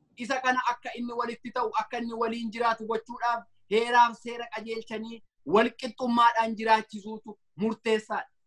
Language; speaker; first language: Oromo; native; Oromo